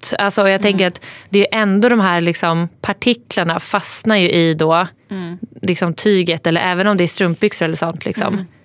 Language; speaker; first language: Swedish; native; Swedish